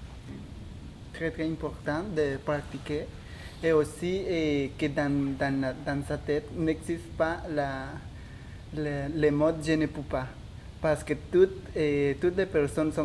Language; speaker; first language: French; non-native, learner; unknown